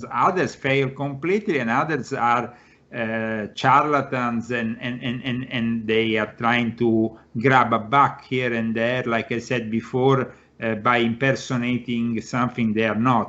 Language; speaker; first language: English; non-native, fluent; Italian